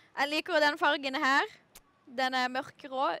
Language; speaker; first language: Norwegian; non-native, learner; Lithuanian